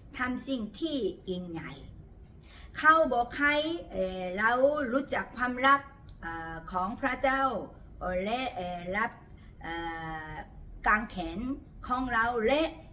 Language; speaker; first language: Thai; non-native, fluent; Korean